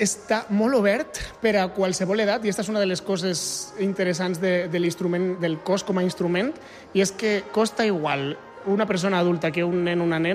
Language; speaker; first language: Catalan; native; Catalan